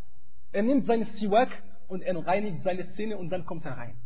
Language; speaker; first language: German; non-native, fluent; Arabic